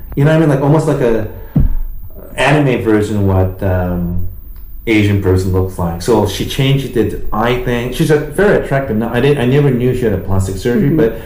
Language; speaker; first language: English; early bilingual, other home language; Japanese